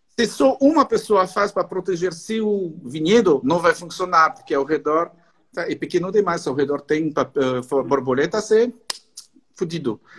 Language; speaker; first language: Portuguese; non-native, fluent; French